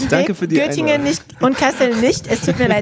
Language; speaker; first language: German; non-native, fluent; French